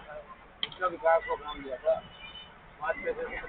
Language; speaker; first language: Hindi; native; Hindi